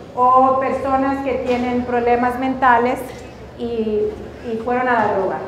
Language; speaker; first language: Spanish; early bilingual, heritage; Spanish